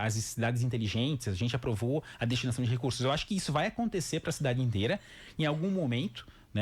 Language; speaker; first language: Portuguese; native; Portuguese